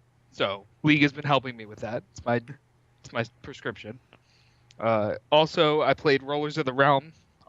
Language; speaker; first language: English; native; English